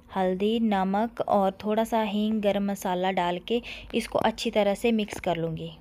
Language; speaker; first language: Hindi; native; Hindi